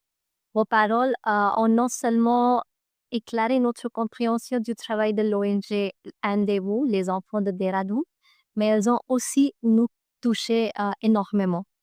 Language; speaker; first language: French; non-native, fluent; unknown